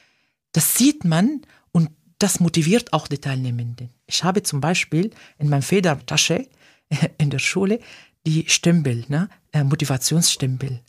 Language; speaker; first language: German; non-native, fluent; Arabic